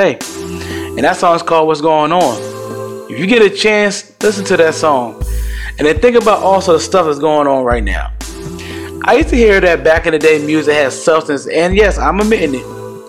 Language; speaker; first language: English; native; English